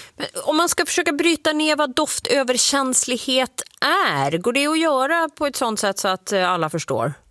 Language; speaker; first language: Swedish; native; Swedish